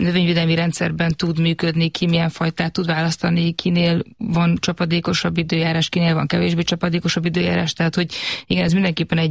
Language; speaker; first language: Hungarian; native; Hungarian